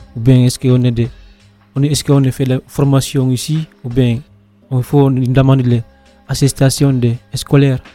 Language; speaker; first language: French; non-native, local second language; Fula